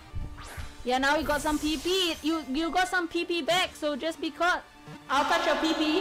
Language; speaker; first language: English; native; English